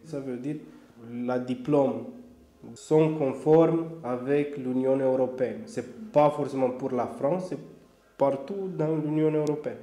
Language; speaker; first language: French; non-native, learner; Romanian